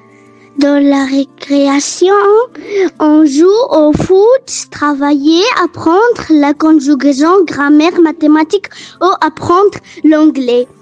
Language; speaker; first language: French; non-native, learner; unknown